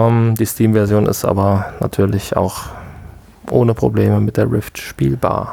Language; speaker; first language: German; native; German